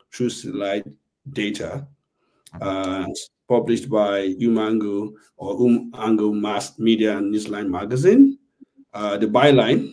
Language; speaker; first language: English; non-native, local second language; Yoruba